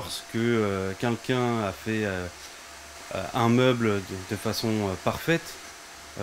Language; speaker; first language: French; native; French